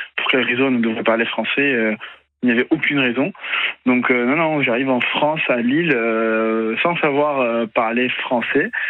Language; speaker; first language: French; non-native, fluent; Italian